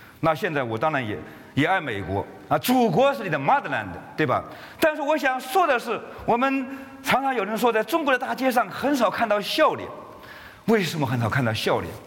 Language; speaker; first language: Chinese; native; Chinese